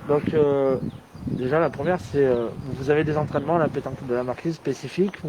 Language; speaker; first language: French; native; French